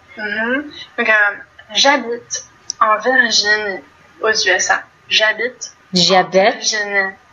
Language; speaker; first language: English; non-native, fluent; French